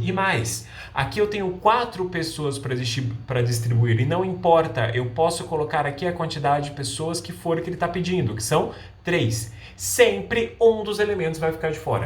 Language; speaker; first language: Portuguese; native; Portuguese